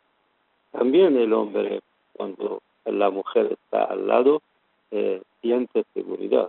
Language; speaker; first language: Spanish; non-native, learner; Persian